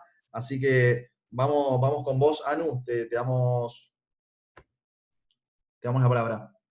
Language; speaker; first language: Spanish; native; Spanish